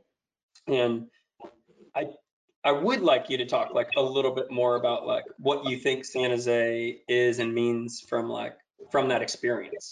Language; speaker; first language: English; native; English